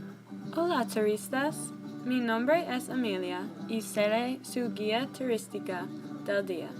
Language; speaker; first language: Spanish; non-native, learner; English